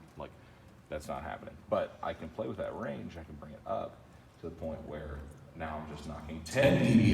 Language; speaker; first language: English; native; English